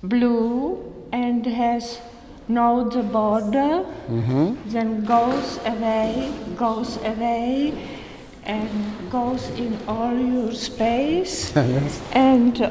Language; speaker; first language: English; non-native, learner; Czech